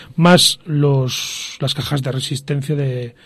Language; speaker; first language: Spanish; non-native, local second language; Galician